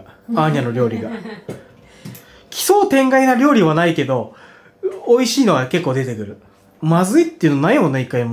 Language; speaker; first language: Japanese; native; Japanese